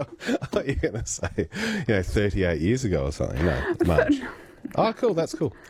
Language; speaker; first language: English; native; English